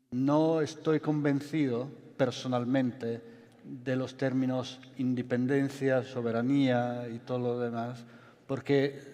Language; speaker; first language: Spanish; non-native, fluent; Italian